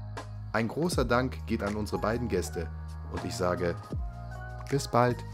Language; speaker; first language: German; native; German